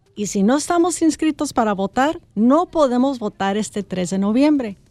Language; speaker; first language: Spanish; native; Spanish